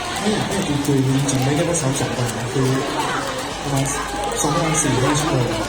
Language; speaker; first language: Thai; native; Thai